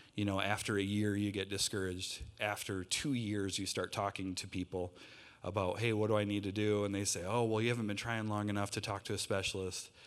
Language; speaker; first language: English; native; English